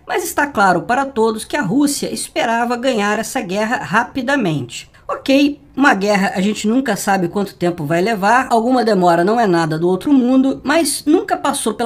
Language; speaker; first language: Portuguese; native; Portuguese